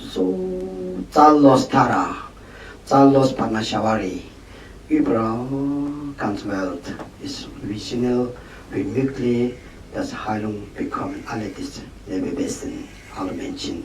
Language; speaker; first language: German; non-native, learner; Tibetan